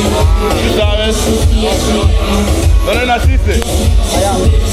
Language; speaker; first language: Spanish; non-native, learner; English